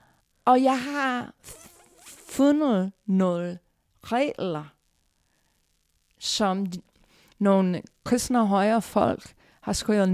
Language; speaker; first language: Danish; non-native, fluent; English